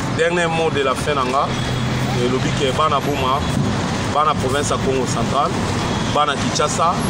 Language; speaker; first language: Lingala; non-native, local second language; Kongo